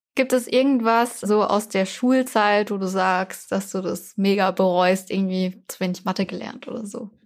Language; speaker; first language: German; native; German